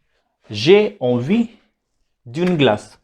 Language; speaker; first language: French; non-native, fluent; Hindi